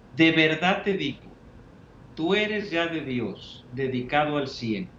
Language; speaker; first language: Spanish; native; Spanish